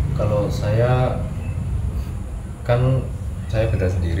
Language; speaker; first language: Indonesian; non-native, local second language; Javanese